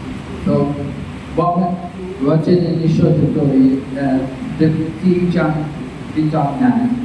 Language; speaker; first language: Chinese; non-native, fluent; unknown